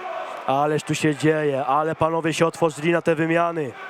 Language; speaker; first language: Polish; native; Polish